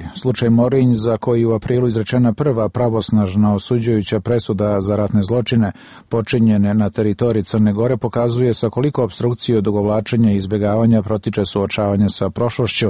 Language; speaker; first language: Serbian; native; Serbian